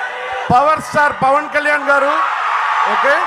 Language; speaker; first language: Telugu; non-native, learner; Tamil